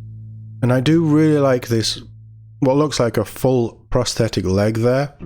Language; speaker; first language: English; native; English